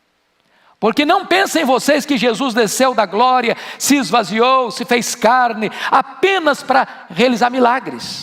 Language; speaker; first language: Portuguese; native; Portuguese